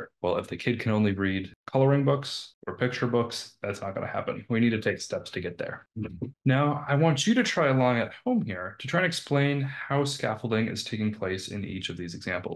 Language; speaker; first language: English; native; English